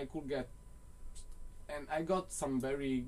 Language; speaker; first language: English; non-native, fluent; Italian